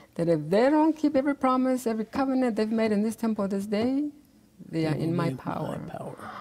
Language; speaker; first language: English; native; English